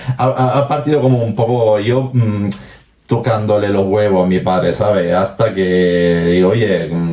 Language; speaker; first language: Spanish; non-native, fluent; Italian